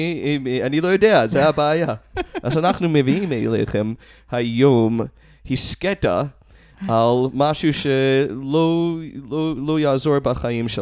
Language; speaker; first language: Hebrew; non-native, fluent; English